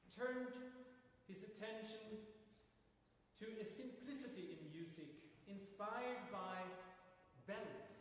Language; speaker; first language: English; non-native, fluent; Swedish